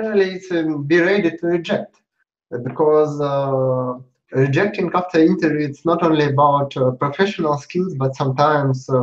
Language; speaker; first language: English; non-native, learner; Russian